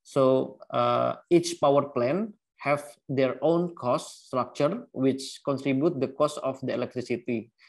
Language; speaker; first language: English; non-native, learner; Indonesian